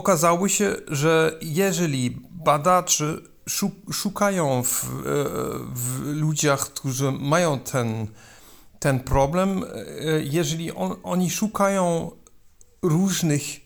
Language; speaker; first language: Polish; non-native, learner; German